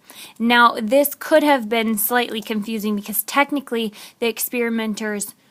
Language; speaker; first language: English; native; English